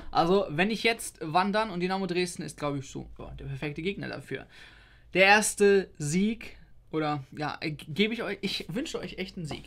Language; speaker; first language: German; native; German